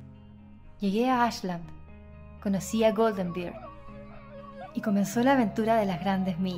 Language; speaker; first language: Spanish; native; Spanish